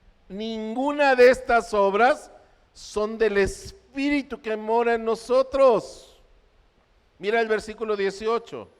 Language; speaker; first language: Spanish; native; Spanish